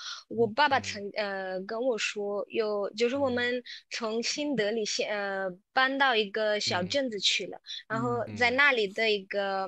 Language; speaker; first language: Chinese; non-native, local second language; Tamil